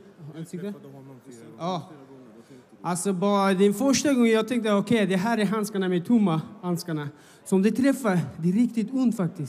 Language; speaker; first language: Swedish; non-native, fluent; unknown